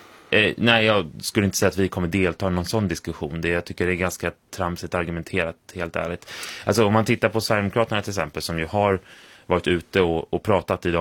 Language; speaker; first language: Swedish; native; Swedish